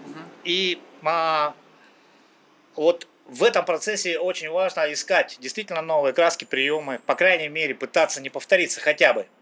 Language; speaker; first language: Russian; native; Russian